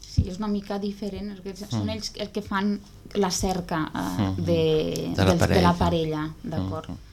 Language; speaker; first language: Catalan; native; Catalan